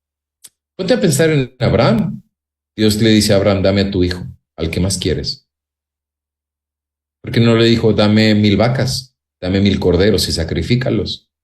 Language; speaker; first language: Spanish; native; Spanish